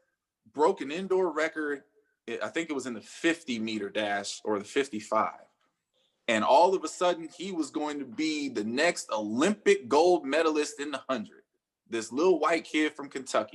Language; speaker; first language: English; native; English